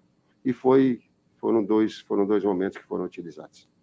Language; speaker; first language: Portuguese; native; Portuguese